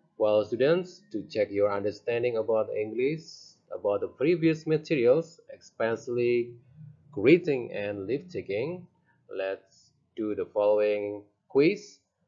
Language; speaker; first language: English; non-native, fluent; Indonesian